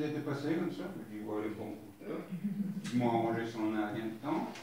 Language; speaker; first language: French; native; French